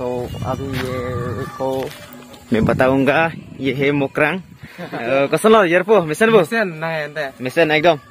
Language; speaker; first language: Hindi; non-native, local second language; Karbi